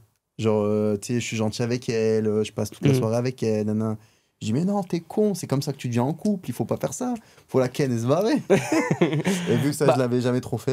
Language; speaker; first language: French; native; French